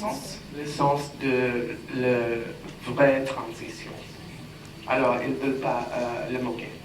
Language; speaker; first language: French; non-native, fluent; English